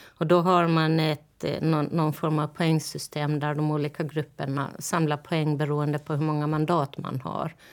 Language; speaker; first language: Swedish; native; Swedish